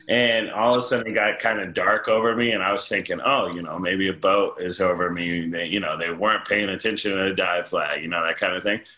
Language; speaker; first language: English; native; English